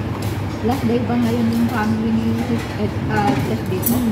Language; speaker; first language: Filipino; non-native, local second language; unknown